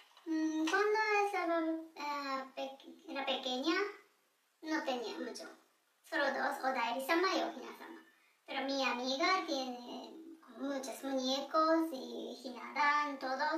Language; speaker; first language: Spanish; non-native, learner; Japanese